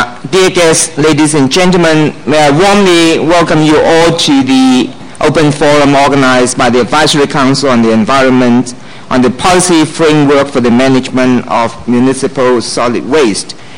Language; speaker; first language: English; non-native, local second language; Cantonese